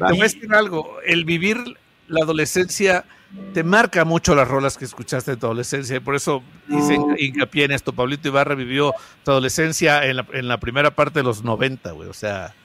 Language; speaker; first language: Spanish; native; Spanish